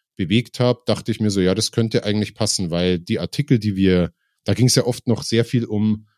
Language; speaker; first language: German; native; German